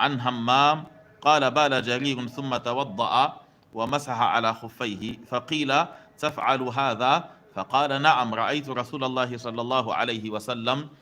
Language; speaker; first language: Arabic; non-native, fluent; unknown